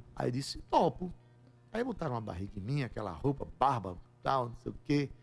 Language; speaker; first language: Portuguese; native; Portuguese